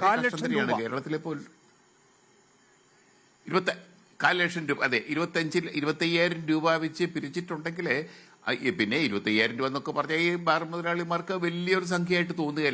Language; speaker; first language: Malayalam; native; Malayalam